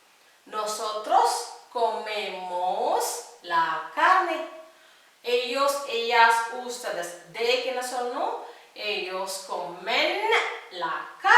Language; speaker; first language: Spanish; non-native, fluent; Tamil